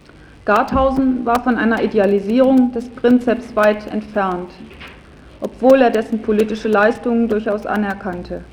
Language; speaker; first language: German; native; German